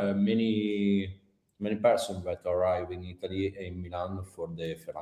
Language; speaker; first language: English; non-native, learner; Italian